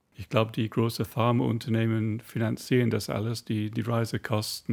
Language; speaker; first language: German; non-native, fluent; English